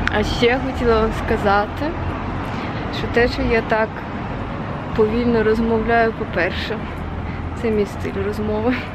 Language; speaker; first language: Ukrainian; non-native, local second language; Russian